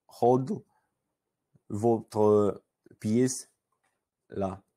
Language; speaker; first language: French; non-native, learner; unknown